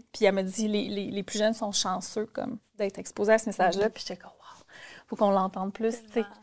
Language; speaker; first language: French; native; French